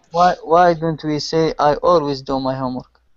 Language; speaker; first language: English; non-native, learner; Arabic